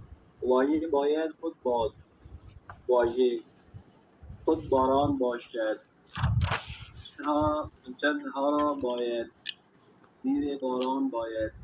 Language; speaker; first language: Persian; non-native, learner; Urdu